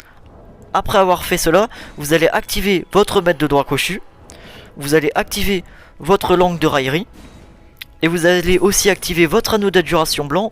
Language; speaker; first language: French; native; French